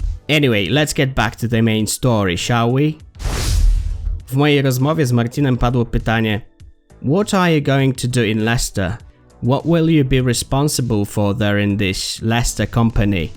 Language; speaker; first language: English; non-native, fluent; Polish